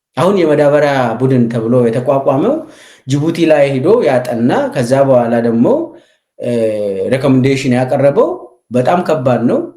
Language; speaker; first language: Amharic; non-native, local second language; Oromo